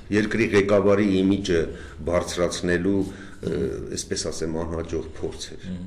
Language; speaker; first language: Armenian; native; Armenian